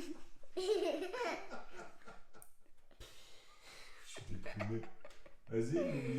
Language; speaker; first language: French; native; French